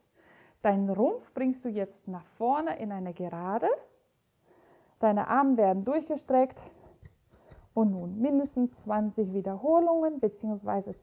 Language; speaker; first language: German; native; German